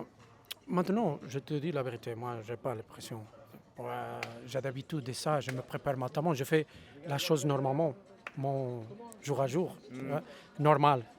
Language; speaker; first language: French; non-native, learner; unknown